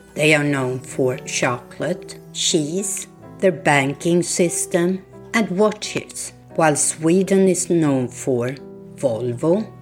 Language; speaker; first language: English; non-native, fluent; Swedish